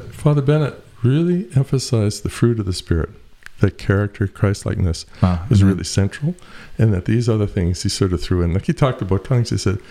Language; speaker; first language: English; native; English